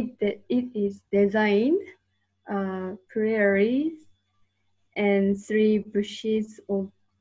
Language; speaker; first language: English; non-native, learner; Japanese